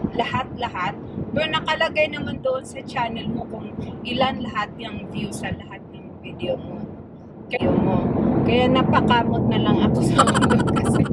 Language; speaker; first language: Filipino; non-native, local second language; Cebuano